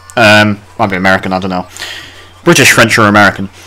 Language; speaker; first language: English; native; English